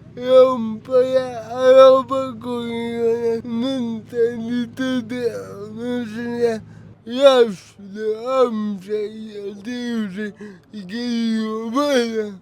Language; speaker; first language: Turkish; early bilingual, heritage; Turkish